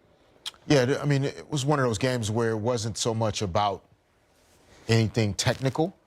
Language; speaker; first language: English; native; English